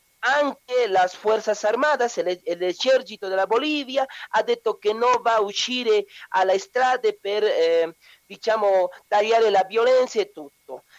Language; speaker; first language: Italian; non-native, learner; Spanish